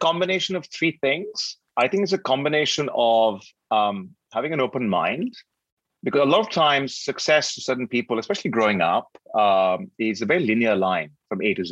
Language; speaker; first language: English; non-native, local second language; Hindi